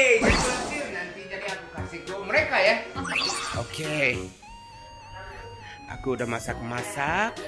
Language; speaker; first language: Indonesian; non-native, fluent; Japanese